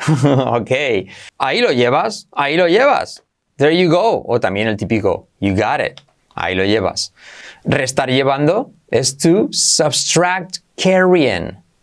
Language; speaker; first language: Spanish; native; Spanish